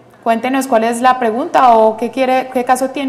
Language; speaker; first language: Spanish; native; Spanish